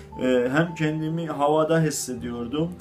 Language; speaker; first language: Turkish; non-native, learner; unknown